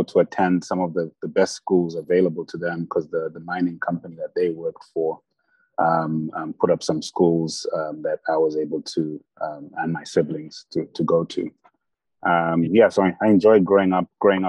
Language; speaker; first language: English; non-native, local second language; Bemba